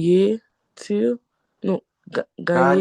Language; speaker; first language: French; non-native, learner; English